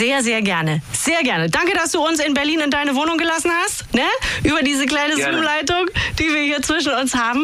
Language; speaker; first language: German; native; German